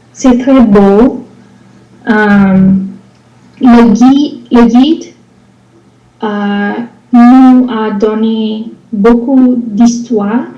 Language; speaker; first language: French; non-native, learner; English